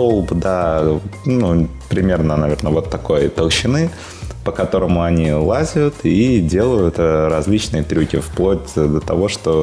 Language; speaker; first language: Russian; native; Russian